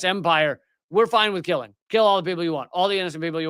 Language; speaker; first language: English; native; English